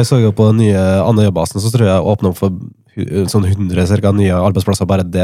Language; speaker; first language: Norwegian; native; Norwegian